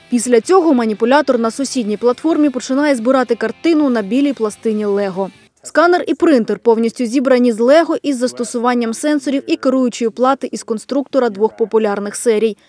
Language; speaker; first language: Ukrainian; native; Ukrainian